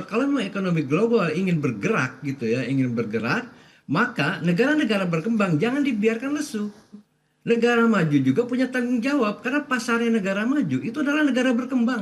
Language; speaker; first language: Indonesian; native; Indonesian